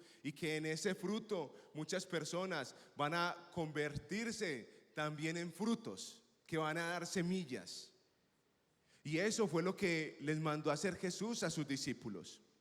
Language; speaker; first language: Spanish; native; Spanish